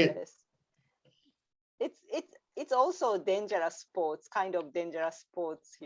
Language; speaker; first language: English; non-native, learner; Japanese